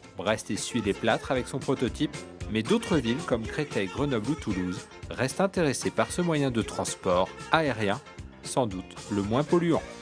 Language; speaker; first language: French; native; French